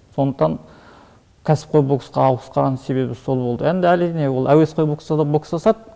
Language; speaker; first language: Kazakh; early bilingual, heritage; Kazakh